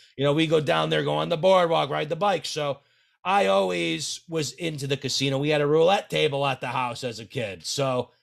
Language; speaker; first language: English; native; English